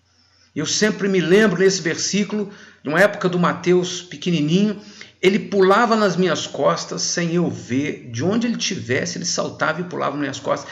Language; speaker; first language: Portuguese; native; Portuguese